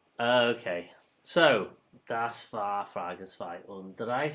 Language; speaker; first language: German; non-native, learner; English